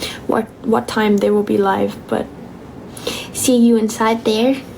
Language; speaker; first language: English; non-native, learner; Thai